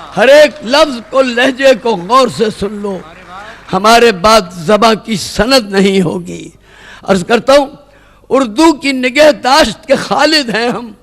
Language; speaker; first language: Urdu; native; Urdu